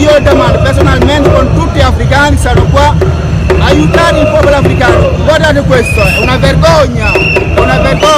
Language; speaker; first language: Italian; non-native, learner; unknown